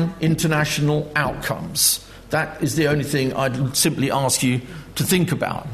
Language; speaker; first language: English; native; English